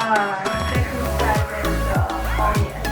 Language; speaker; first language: English; non-native, learner; Chinese